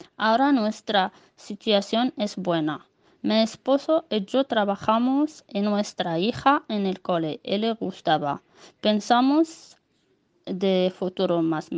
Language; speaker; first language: Spanish; non-native, learner; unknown